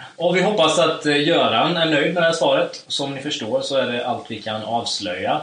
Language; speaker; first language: Swedish; native; Swedish